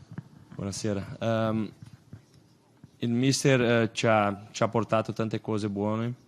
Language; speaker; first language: Italian; non-native, fluent; Portuguese